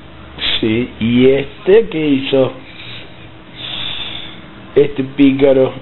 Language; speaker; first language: Spanish; native; Spanish